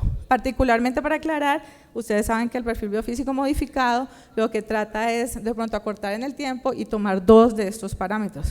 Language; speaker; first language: Spanish; native; Spanish